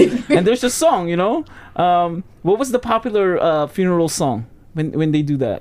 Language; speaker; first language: English; non-native, local second language; Pampanga